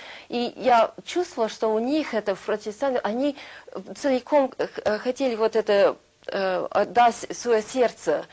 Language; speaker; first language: Russian; early bilingual, heritage; Russian